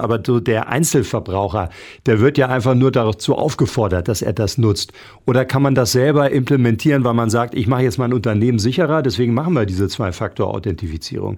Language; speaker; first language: German; native; German